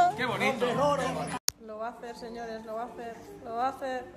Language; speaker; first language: Spanish; native; Spanish